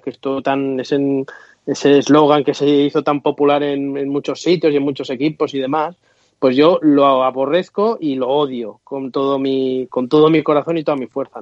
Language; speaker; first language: Spanish; native; Spanish